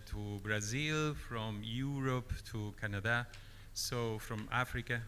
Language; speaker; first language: English; non-native, fluent; Spanish